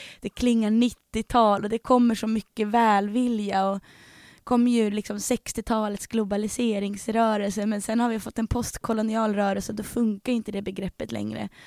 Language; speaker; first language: Swedish; native; Swedish